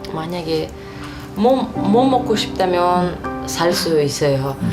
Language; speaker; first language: Korean; non-native, learner; Russian